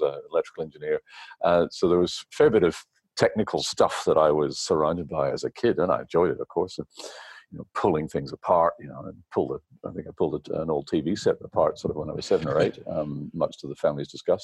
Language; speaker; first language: English; native; English